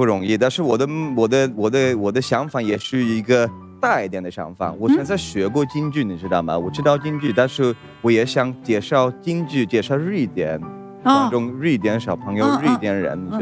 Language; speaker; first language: Chinese; non-native, fluent; Swedish